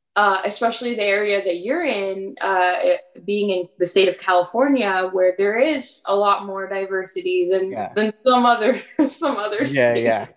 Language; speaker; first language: English; early bilingual, other home language; French